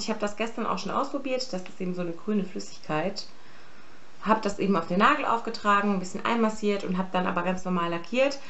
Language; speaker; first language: German; native; German